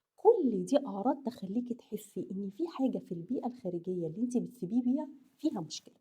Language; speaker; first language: Arabic; native; Arabic